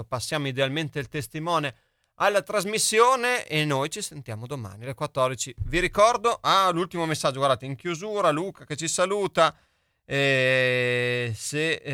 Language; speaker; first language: Italian; native; Italian